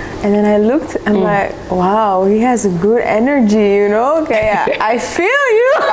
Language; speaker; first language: English; early bilingual, other home language; Indonesian